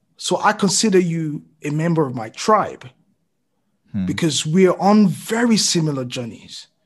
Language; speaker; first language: English; non-native, local second language; Yoruba